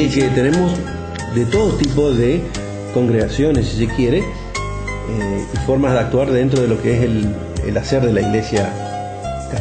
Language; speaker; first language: Spanish; native; Spanish